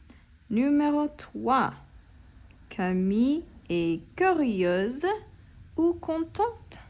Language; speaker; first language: French; non-native, fluent; English